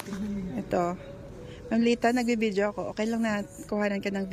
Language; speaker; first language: Filipino; native; Filipino